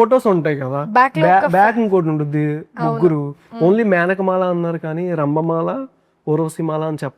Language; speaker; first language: Telugu; native; Telugu